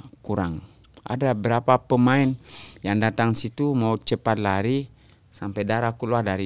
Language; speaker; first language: Indonesian; non-native, local second language; French